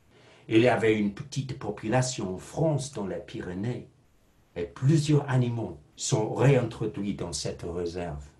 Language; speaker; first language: French; non-native, fluent; English